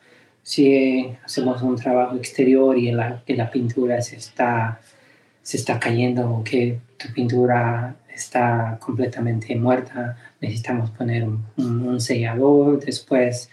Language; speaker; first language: Spanish; early bilingual, heritage; Spanish